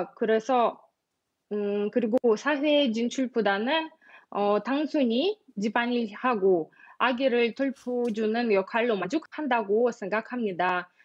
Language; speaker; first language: Korean; non-native, fluent; Russian